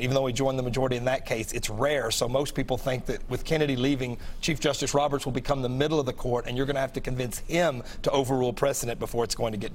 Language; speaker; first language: English; native; English